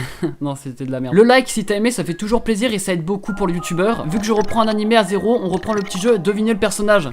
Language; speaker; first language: French; native; French